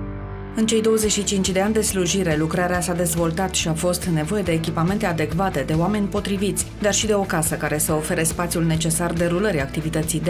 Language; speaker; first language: Romanian; native; Romanian